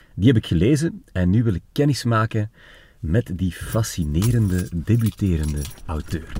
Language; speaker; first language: Dutch; native; Dutch